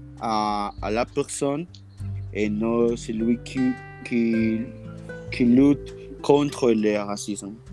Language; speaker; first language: French; non-native, learner; Spanish